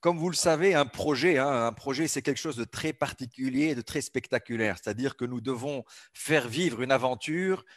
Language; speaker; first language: French; non-native, local second language; Arabic